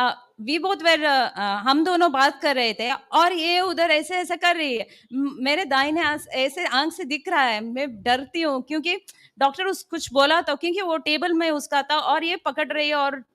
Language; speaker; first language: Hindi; non-native, local second language; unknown